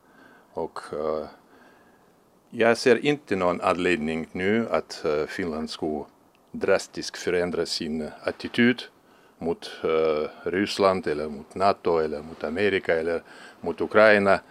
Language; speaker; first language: Swedish; non-native, fluent; Russian